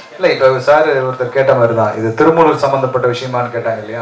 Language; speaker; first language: Tamil; native; Tamil